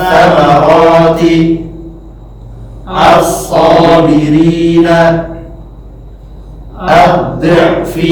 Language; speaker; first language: Arabic; non-native, learner; Indonesian